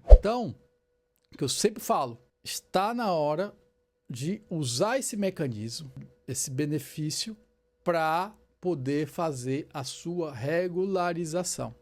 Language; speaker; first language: Portuguese; native; Portuguese